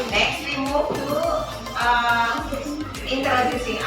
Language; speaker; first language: English; non-native, fluent; Indonesian